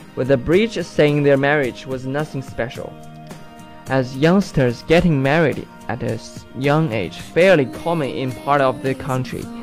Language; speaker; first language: English; non-native, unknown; Chinese